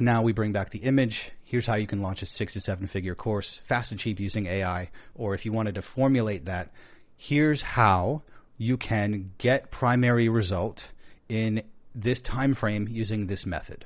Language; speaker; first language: English; native; English